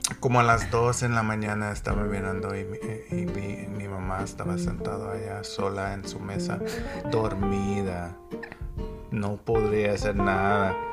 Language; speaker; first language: Spanish; non-native, learner; English